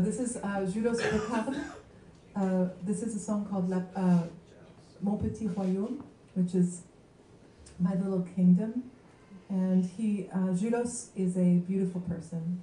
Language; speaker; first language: English; early bilingual, other home language; French